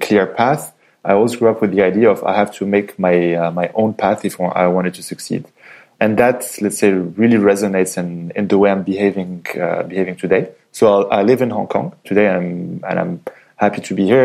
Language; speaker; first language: English; non-native, fluent; French